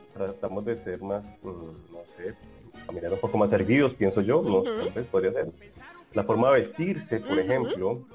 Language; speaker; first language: Spanish; native; Spanish